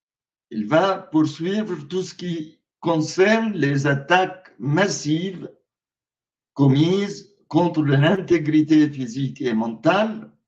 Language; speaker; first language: French; non-native, fluent; Arabic